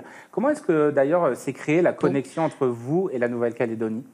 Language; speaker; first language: French; native; French